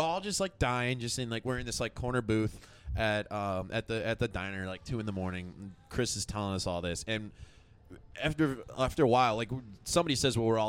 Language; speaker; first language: English; native; English